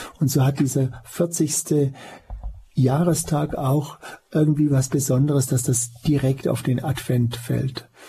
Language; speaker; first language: German; native; German